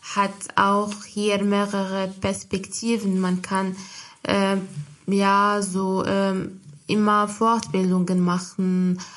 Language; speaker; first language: German; non-native, fluent; Arabic